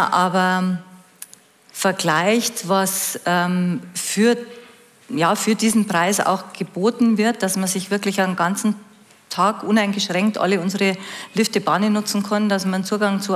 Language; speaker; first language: German; native; German